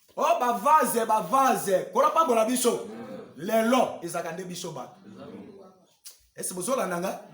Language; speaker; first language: Lingala; native; Lingala